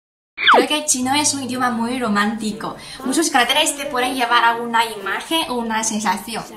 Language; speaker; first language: Spanish; non-native, fluent; Chinese